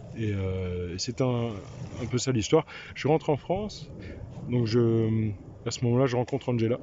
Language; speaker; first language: French; native; French